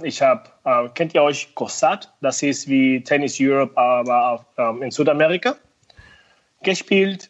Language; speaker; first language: German; non-native, fluent; Spanish